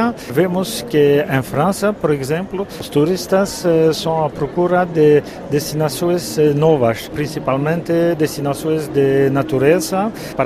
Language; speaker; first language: Portuguese; non-native, fluent; French